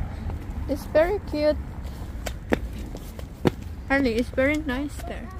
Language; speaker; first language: English; non-native, local second language; Filipino